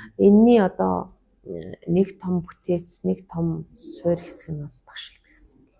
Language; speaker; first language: Mongolian; non-native, local second language; Kazakh